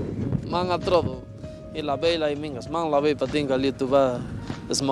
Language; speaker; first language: Lithuanian; non-native, learner; Spanish